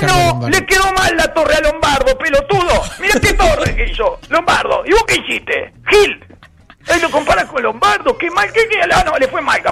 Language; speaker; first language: Spanish; native; Spanish